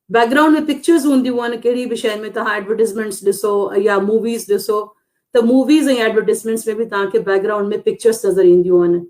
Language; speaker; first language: Sindhi; non-native, local second language; Urdu